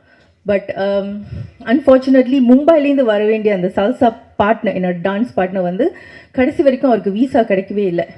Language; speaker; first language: Tamil; native; Tamil